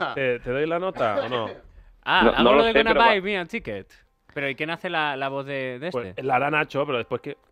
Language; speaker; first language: Spanish; native; Spanish